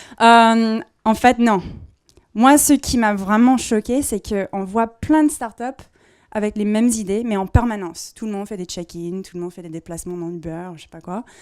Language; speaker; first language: French; non-native, fluent; English